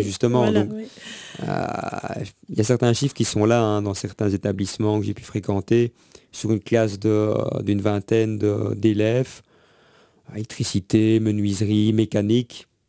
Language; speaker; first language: French; native; French